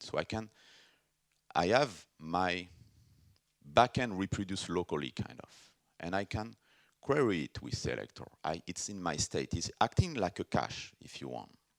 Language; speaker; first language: English; non-native, fluent; French